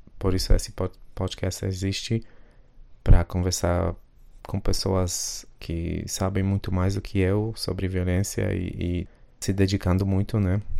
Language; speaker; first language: Portuguese; non-native, fluent; Polish